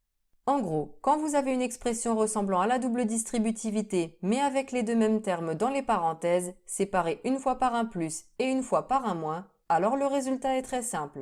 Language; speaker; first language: French; native; French